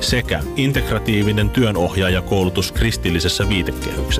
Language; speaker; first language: Finnish; native; Finnish